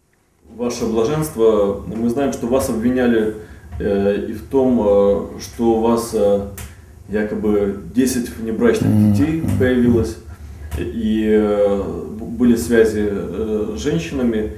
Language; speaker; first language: Russian; native; Russian